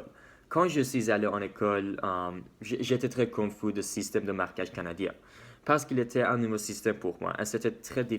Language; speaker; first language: French; non-native, learner; Persian